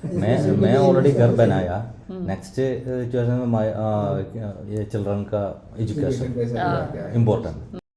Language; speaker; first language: Hindi; non-native, learner; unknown